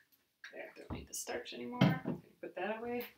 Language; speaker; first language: English; native; English